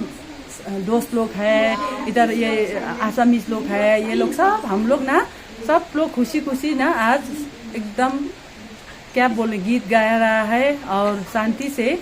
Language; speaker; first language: Hindi; non-native, local second language; Nepali